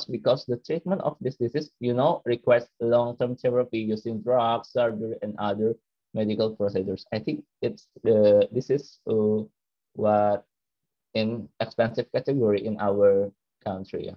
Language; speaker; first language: English; non-native, learner; Indonesian